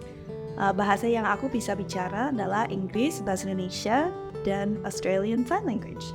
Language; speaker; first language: Indonesian; early bilingual, heritage; English